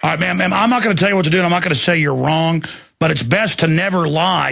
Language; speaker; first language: English; native; English